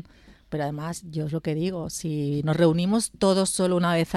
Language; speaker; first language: Spanish; native; Spanish